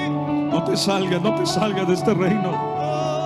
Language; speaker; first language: Spanish; native; Spanish